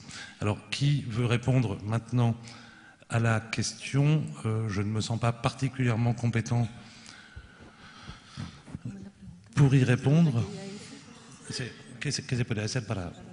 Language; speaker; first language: French; native; French